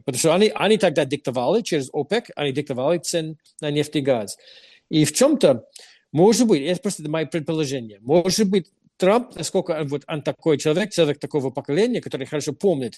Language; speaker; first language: Russian; non-native, fluent; English